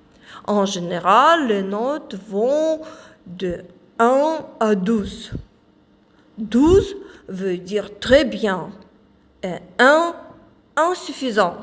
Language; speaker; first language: French; non-native, fluent; Ukrainian